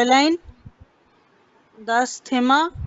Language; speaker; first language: German; non-native, learner; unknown